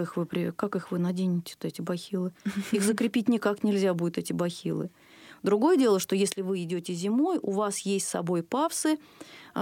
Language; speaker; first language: Russian; native; Russian